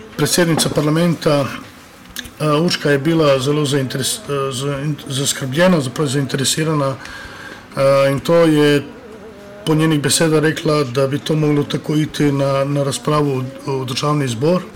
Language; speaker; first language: Slovenian; non-native, local second language; Romany